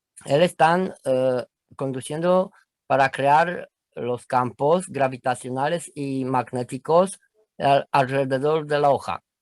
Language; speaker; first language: Spanish; non-native, learner; Romanian